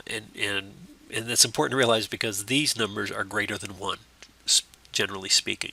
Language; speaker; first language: English; native; English